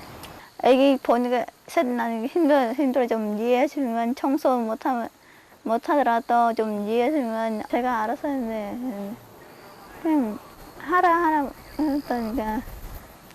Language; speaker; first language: Korean; non-native, learner; Khmer